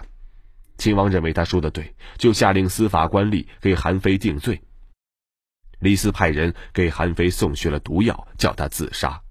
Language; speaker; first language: Chinese; native; Chinese